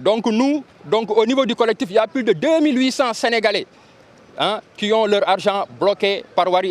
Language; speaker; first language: French; non-native, local second language; Wolof